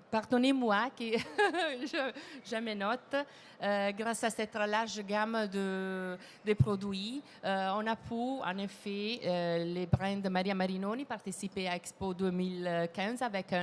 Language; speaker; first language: French; non-native, fluent; Italian